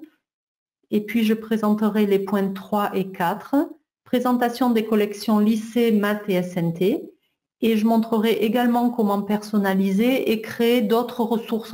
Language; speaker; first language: French; native; French